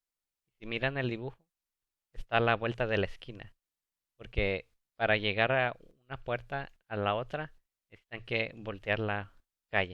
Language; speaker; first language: Spanish; early bilingual, heritage; Spanish